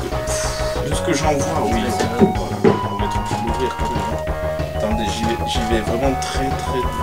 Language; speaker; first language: French; native; French